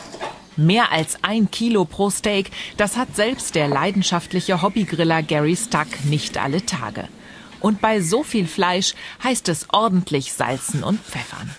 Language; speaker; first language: German; native; German